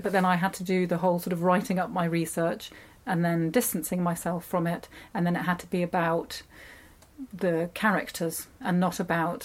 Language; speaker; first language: English; native; English